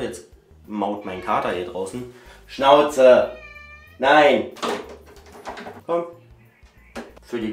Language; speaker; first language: German; native; German